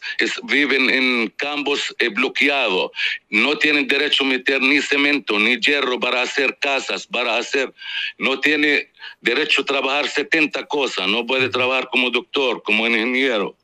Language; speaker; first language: Spanish; non-native, fluent; Arabic